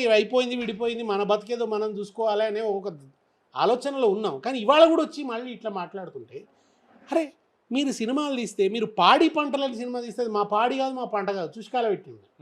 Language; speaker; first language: Telugu; native; Telugu